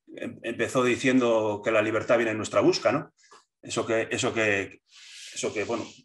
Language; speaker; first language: Spanish; native; Spanish